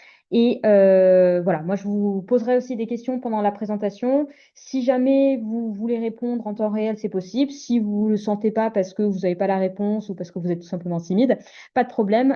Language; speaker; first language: French; native; French